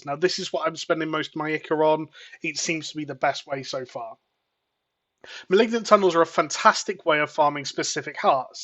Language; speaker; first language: English; native; English